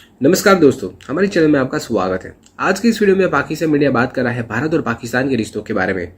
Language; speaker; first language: Hindi; native; Hindi